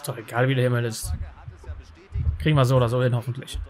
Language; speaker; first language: German; native; German